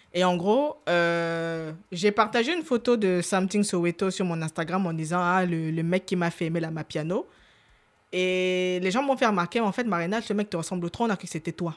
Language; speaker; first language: French; native; French